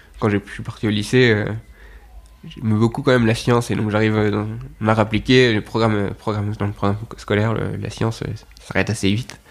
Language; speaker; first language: French; native; French